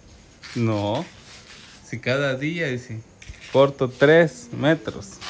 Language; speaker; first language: Spanish; native; Spanish